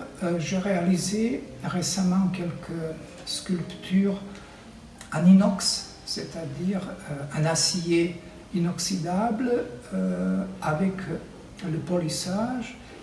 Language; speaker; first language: French; non-native, fluent; Serbian